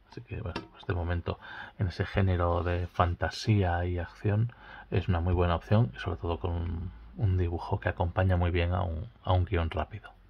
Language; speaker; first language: Spanish; native; Spanish